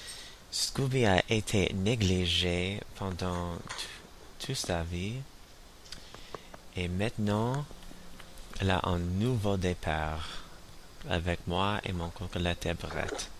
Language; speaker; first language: French; non-native, learner; English